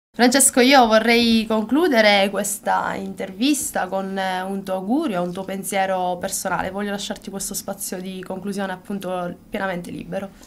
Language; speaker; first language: Italian; native; Italian